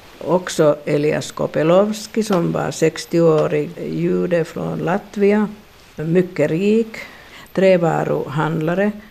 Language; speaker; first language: Swedish; non-native, local second language; Finnish